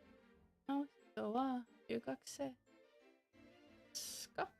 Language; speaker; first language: Japanese; non-native, learner; English